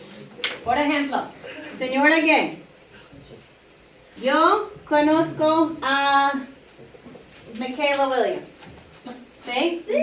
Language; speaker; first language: Spanish; non-native, learner; English